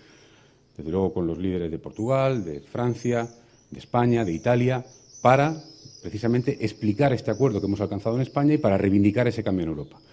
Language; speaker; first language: Spanish; native; Spanish